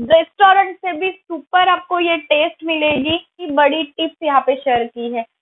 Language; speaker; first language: Hindi; non-native, local second language; Marathi